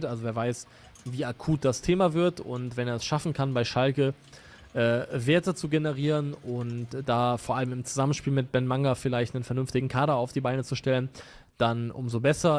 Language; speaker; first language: German; native; German